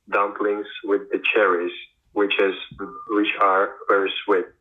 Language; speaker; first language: English; non-native, fluent; Ukrainian